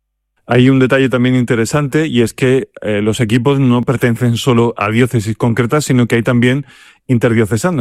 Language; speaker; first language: Spanish; native; Spanish